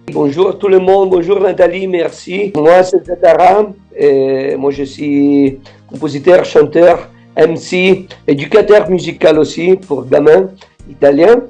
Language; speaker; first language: French; non-native, fluent; Italian